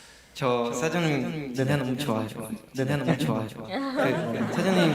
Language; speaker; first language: Korean; non-native, learner; Chinese